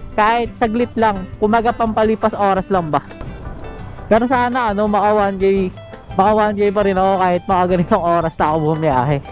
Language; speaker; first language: Filipino; native; Filipino